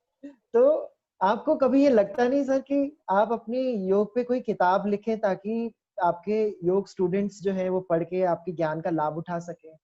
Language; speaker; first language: Hindi; native; Hindi